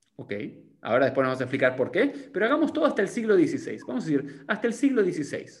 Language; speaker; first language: Spanish; native; Spanish